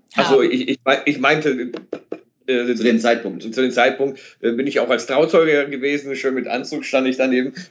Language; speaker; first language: German; native; German